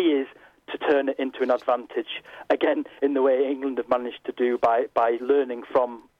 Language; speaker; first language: English; native; English